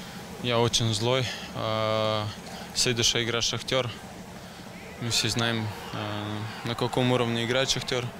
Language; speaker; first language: Russian; non-native, fluent; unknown